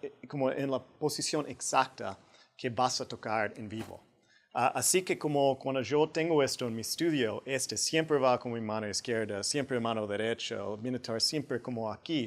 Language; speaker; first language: Spanish; non-native, fluent; English